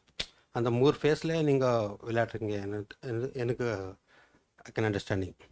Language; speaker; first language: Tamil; non-native, fluent; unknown